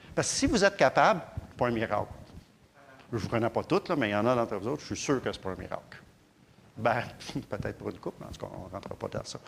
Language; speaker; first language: French; native; French